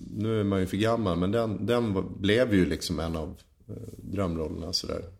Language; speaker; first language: Swedish; native; Swedish